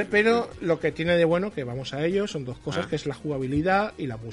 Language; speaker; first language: Spanish; native; Spanish